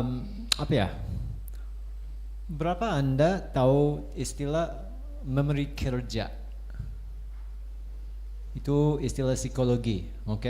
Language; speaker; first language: Indonesian; non-native, fluent; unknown